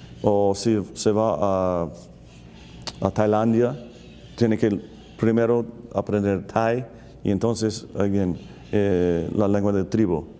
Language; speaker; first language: Spanish; non-native, fluent; English